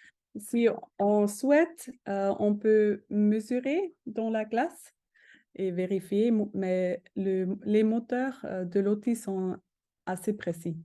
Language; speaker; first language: French; non-native, fluent; German